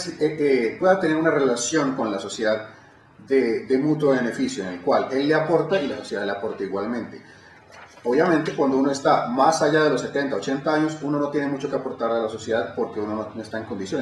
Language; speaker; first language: Spanish; native; Spanish